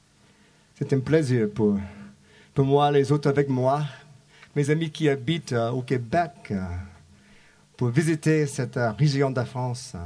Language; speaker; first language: French; non-native, learner; English